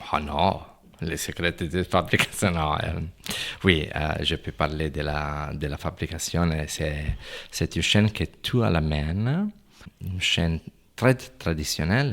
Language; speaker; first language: French; non-native, fluent; Italian